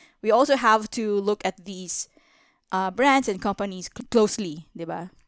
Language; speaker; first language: English; non-native, local second language; Filipino